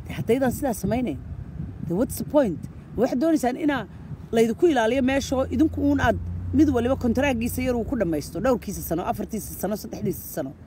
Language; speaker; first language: Somali; native; Somali